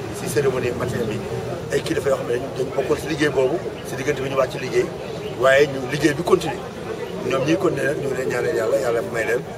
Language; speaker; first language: Wolof; non-native, local second language; Fula